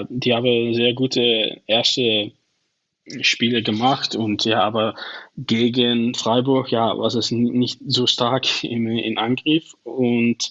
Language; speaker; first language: German; non-native, learner; Dutch